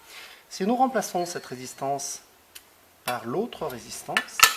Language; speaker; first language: French; native; French